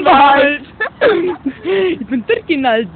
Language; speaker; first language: German; early bilingual, other home language; Turkish